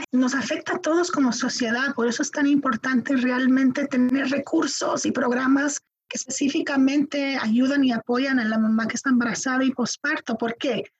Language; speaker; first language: Spanish; early bilingual, heritage; Spanish